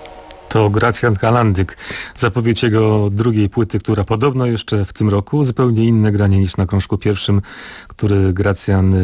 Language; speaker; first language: Polish; native; Polish